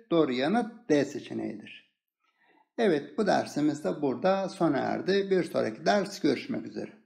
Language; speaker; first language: Turkish; native; Turkish